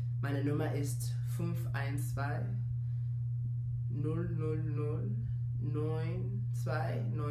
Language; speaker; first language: German; non-native, learner; Spanish